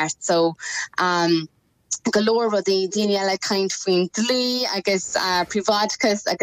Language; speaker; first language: Irish; non-native, local second language; English